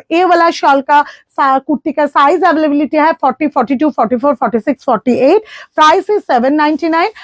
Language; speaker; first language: Hindi; non-native, local second language; Bangla